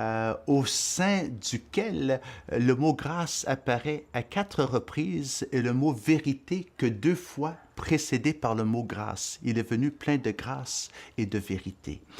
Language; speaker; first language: French; native; French